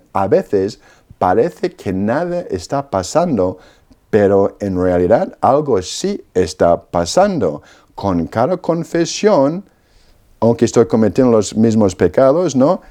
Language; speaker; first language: Spanish; non-native, fluent; Polish